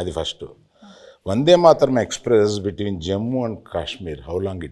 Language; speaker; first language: Telugu; native; Telugu